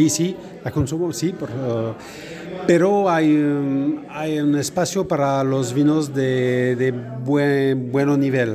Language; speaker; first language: Spanish; non-native, fluent; French